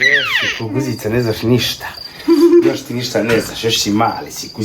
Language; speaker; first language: Croatian; native; Croatian